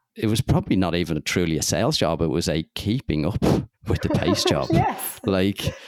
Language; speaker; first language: English; native; English